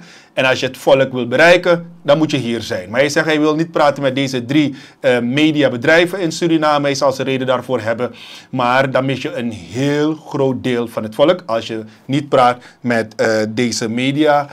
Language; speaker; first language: Dutch; native; Dutch